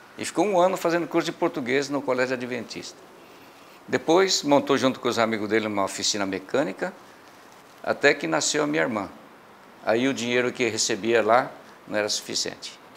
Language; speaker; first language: Portuguese; early bilingual, other home language; Japanese